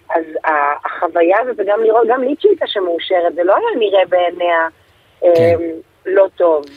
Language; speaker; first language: Hebrew; early bilingual, other home language; Russian